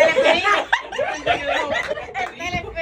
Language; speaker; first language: Spanish; native; Spanish